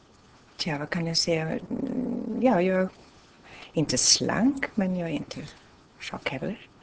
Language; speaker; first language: Swedish; non-native, fluent; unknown